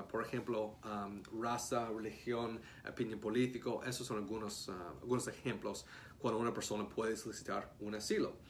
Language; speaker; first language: Spanish; non-native, fluent; English